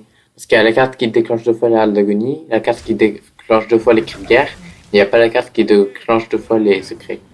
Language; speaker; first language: French; native; French